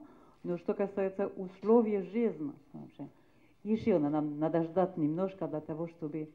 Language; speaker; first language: Russian; non-native, fluent; French